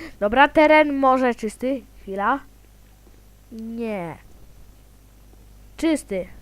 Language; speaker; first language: Polish; native; Polish